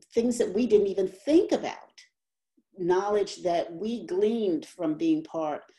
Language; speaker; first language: English; native; English